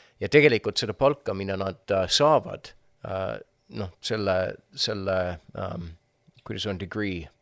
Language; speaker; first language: Estonian; non-native, fluent; English